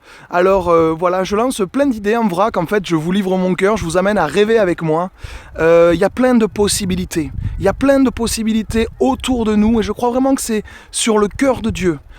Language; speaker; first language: French; native; French